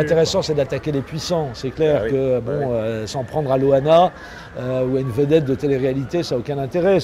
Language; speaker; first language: French; native; French